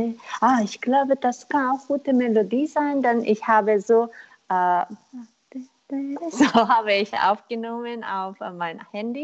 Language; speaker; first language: German; non-native, learner; Korean